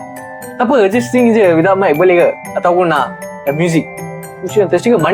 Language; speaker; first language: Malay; non-native, local second language; Tamil